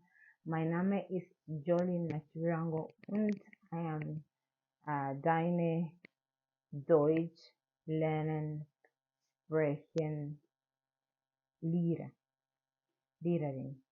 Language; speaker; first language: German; non-native, learner; English